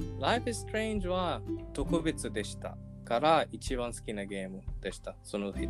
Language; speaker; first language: Japanese; non-native, learner; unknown